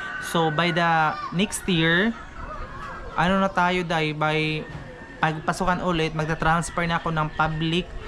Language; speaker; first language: Filipino; non-native, local second language; Cebuano